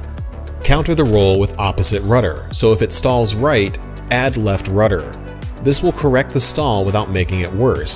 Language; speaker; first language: English; native; English